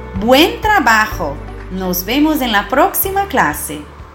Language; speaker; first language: Spanish; non-native, fluent; Portuguese